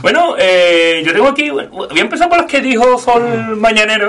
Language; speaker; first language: Spanish; native; Spanish